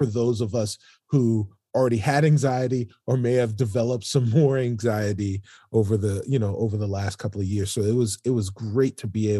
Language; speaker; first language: English; native; English